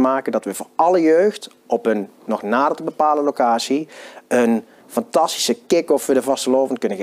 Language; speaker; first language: Dutch; native; Dutch